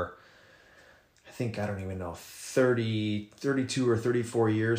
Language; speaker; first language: English; native; English